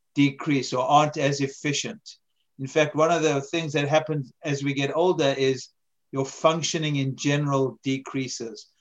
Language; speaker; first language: English; native; English